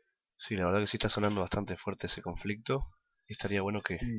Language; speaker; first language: Spanish; native; Spanish